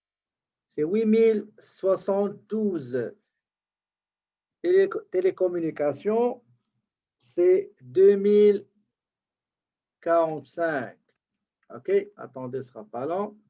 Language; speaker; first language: French; native; French